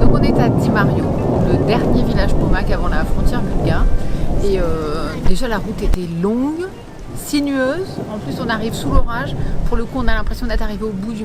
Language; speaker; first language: French; native; French